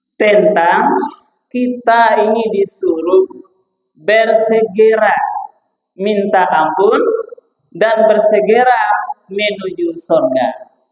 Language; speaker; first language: Indonesian; non-native, local second language; Minangkabau